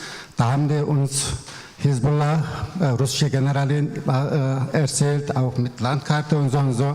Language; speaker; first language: German; non-native, learner; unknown